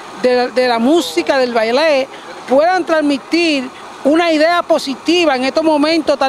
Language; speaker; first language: Spanish; native; Spanish